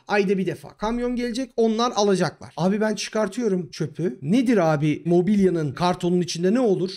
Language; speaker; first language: Turkish; native; Turkish